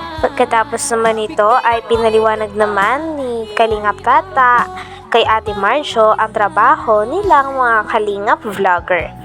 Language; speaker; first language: Filipino; native; Filipino